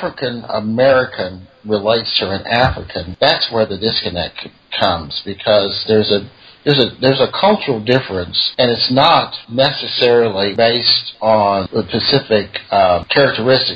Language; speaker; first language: English; native; English